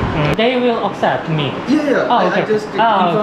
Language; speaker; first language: English; non-native, learner; Korean